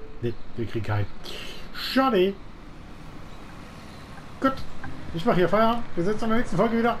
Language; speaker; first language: German; native; German